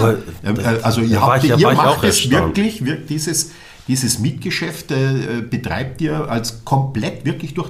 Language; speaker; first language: German; native; German